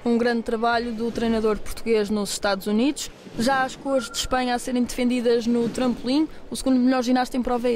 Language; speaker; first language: Portuguese; native; Portuguese